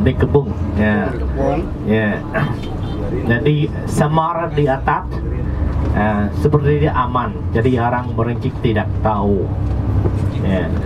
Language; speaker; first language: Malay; non-native, learner; Vietnamese